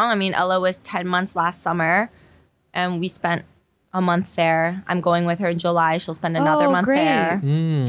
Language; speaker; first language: English; non-native, fluent; Korean